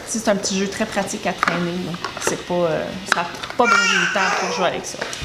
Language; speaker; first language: French; native; French